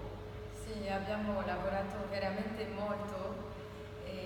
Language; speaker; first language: Italian; non-native, learner; Arabic